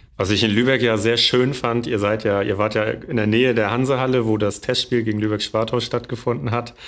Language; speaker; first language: German; native; German